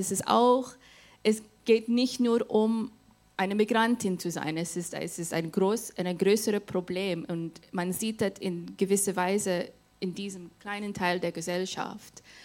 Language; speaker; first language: German; non-native, fluent; English